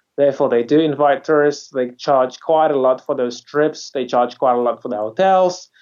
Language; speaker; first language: English; non-native, fluent; Polish